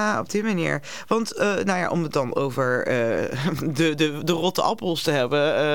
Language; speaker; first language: Dutch; native; Dutch